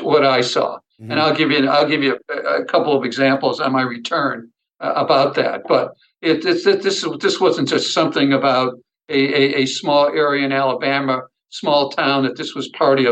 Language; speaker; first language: English; native; English